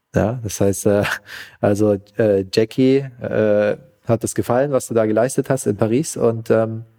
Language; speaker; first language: German; native; German